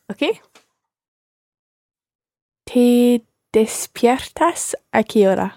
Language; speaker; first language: Spanish; non-native, learner; English